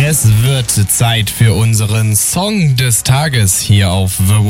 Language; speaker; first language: German; native; German